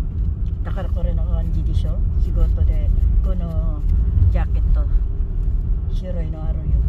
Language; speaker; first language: Japanese; non-native, learner; Filipino